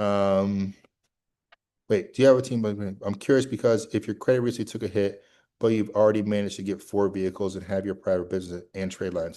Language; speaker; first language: English; native; English